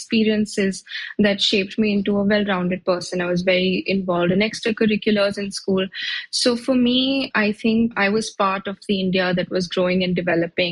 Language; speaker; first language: English; non-native, local second language; Hindi